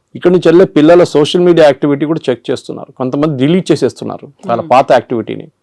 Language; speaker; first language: Telugu; non-native, local second language; Malayalam